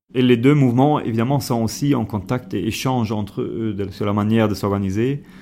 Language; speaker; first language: French; non-native, fluent; German